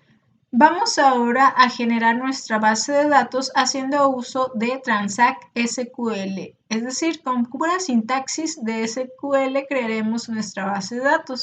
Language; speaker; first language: Spanish; native; Spanish